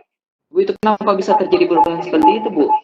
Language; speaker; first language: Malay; non-native, local second language; Sundanese